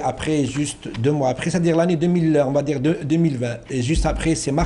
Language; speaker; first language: French; non-native, local second language; Arabic